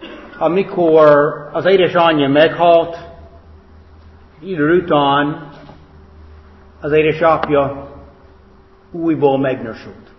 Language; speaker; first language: Hungarian; non-native, fluent; English